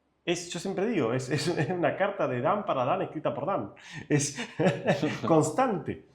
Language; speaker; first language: Spanish; native; Spanish